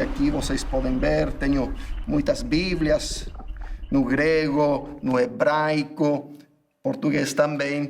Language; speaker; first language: Portuguese; non-native, fluent; English